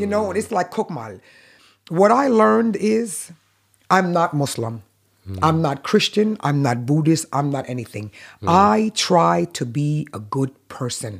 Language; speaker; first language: English; native; English